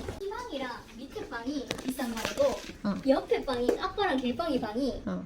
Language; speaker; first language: Korean; native; Korean